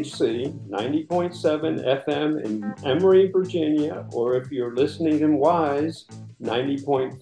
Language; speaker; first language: English; native; English